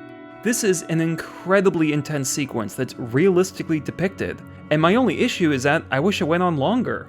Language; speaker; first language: English; native; English